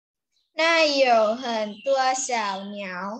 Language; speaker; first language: Chinese; non-native, learner; Thai